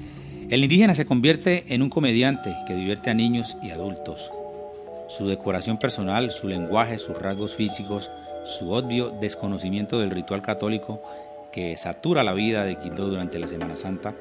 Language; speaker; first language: Spanish; native; Spanish